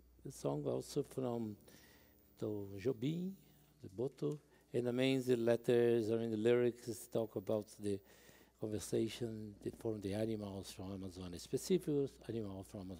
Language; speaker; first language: English; non-native, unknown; Portuguese